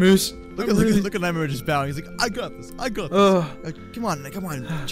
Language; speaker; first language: English; native; English